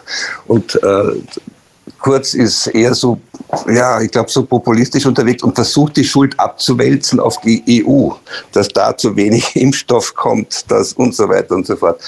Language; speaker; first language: German; native; German